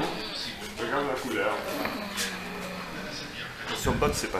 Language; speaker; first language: French; non-native, fluent; Italian